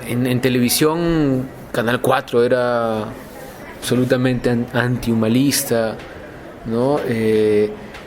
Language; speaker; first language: Spanish; native; Spanish